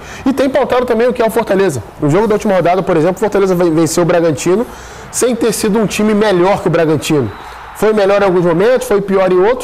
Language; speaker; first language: Portuguese; native; Portuguese